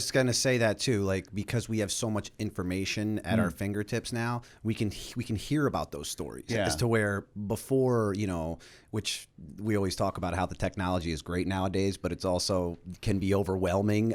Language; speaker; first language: English; native; English